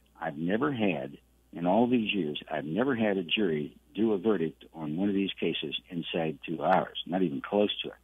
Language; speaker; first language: English; native; English